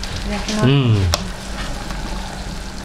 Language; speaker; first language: German; non-native, learner; Thai